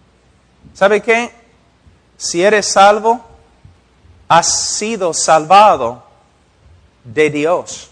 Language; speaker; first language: Spanish; non-native, fluent; English